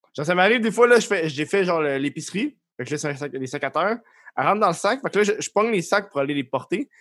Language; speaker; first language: French; native; French